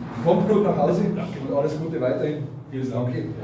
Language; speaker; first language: German; native; German